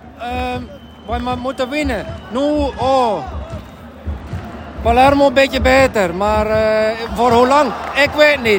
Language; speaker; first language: Dutch; non-native, learner; Italian